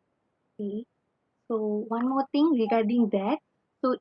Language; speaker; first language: English; non-native, local second language; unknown